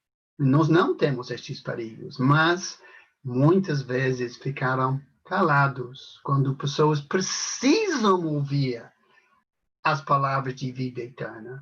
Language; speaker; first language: Portuguese; non-native, fluent; English